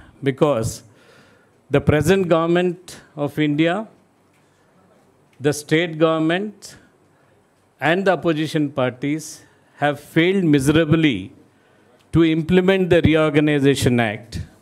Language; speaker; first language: English; non-native, local second language; Telugu